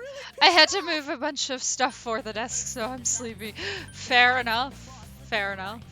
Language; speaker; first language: English; native; English